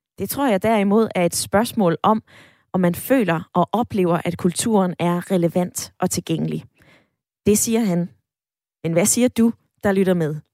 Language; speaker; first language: Danish; native; Danish